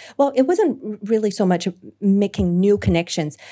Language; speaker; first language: English; non-native, local second language; Cantonese